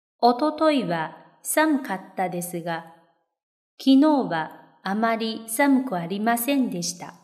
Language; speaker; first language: Japanese; non-native, fluent; Chinese